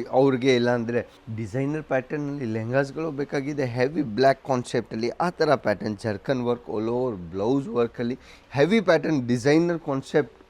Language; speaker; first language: Kannada; non-native, local second language; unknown